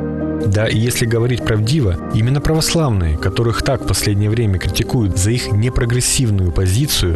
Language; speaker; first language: Russian; native; Russian